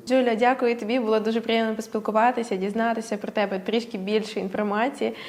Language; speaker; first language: Ukrainian; native; Ukrainian